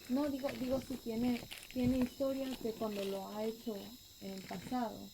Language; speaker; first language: Spanish; non-native, fluent; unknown